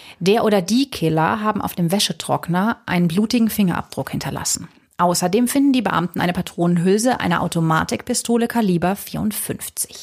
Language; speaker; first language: German; native; German